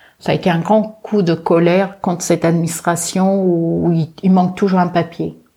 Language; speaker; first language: French; early bilingual, other home language; Portuguese